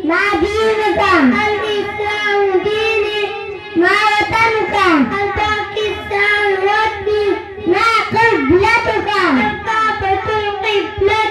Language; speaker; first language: Arabic; non-native, learner; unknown